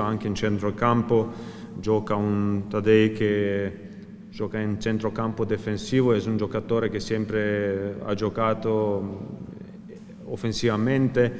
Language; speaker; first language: Italian; non-native, fluent; Croatian